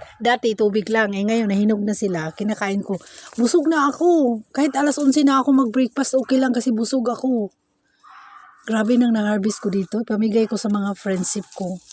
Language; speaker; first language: Filipino; non-native, local second language; Cebuano